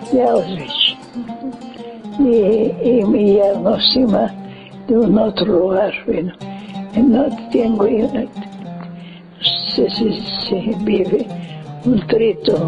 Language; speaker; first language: Spanish; early bilingual, heritage; Ladino